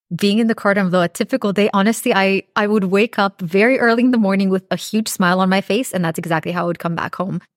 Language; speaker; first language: English; early bilingual, other home language; Romanian